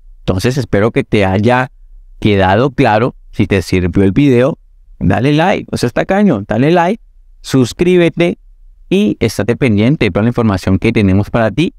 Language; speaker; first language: Spanish; native; Spanish